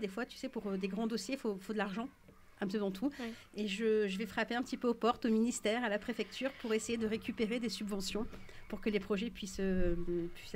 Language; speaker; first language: French; native; French